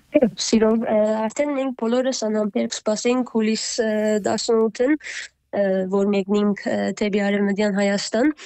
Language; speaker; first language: Armenian; early bilingual, heritage; Armenian